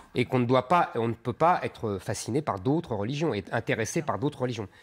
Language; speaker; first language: French; native; French